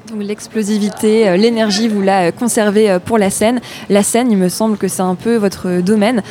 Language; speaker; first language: French; native; French